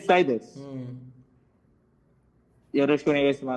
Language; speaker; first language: Japanese; non-native, learner; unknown